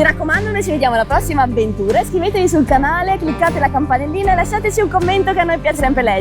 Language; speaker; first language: Italian; native; Italian